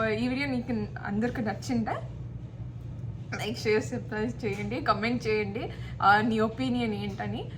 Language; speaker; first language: Telugu; non-native, local second language; Kannada